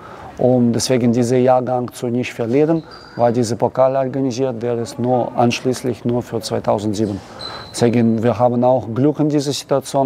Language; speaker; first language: German; non-native, learner; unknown